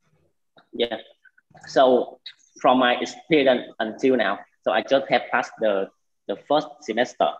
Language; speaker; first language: English; non-native, learner; Vietnamese